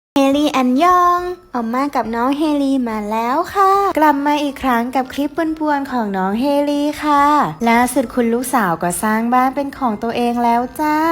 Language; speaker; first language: Thai; native; Thai